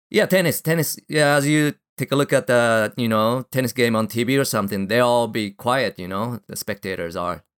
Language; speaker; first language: English; non-native, fluent; Japanese